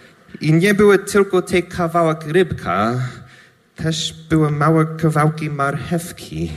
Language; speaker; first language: Polish; non-native, learner; English